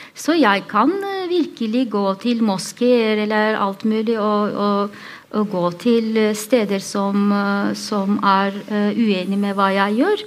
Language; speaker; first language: Norwegian; non-native, fluent; Turkish